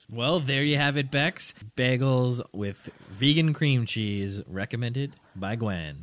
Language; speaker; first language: English; native; English